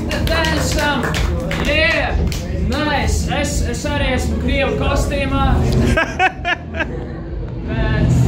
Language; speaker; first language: Latvian; non-native, local second language; Russian